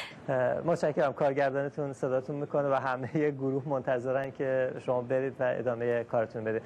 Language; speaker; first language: Persian; native; Persian